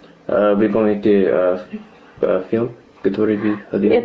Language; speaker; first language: Russian; non-native, learner; English